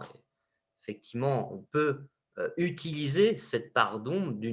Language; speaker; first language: French; native; French